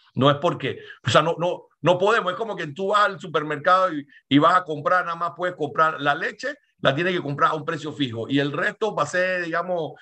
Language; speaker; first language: Spanish; native; Spanish